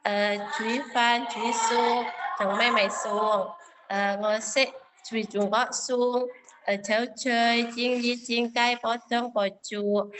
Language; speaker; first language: Cantonese; non-native, learner; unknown